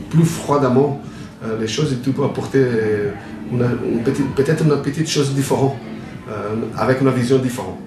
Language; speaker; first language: French; non-native, fluent; Portuguese